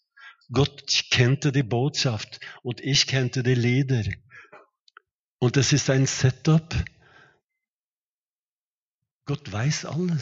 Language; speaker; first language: German; non-native, fluent; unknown